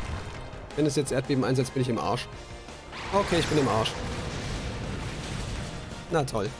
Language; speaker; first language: German; native; German